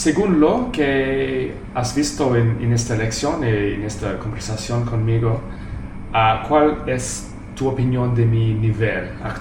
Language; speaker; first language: Spanish; non-native, learner; English